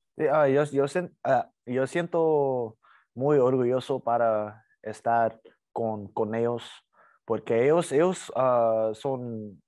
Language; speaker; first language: Spanish; early bilingual, heritage; English